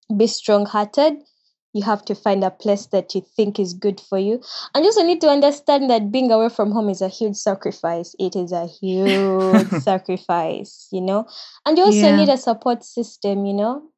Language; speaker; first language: English; non-native, local second language; Ganda